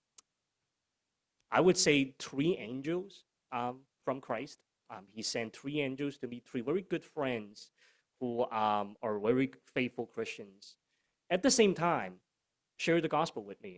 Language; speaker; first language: English; non-native, local second language; Cantonese